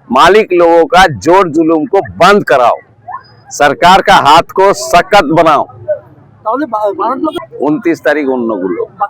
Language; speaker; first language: Hindi; non-native, local second language; Bangla